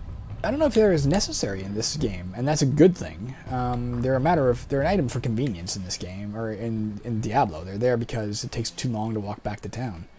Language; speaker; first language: English; native; English